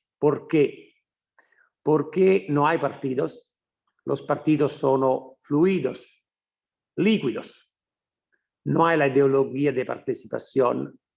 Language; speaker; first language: Spanish; non-native, fluent; Italian